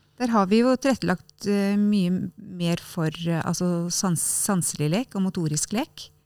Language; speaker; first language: Norwegian; native; Norwegian